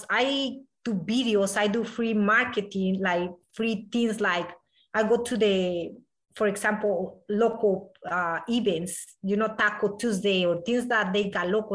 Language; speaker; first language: English; non-native, learner; Spanish